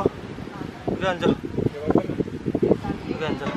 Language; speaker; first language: Korean; early bilingual, heritage; Korean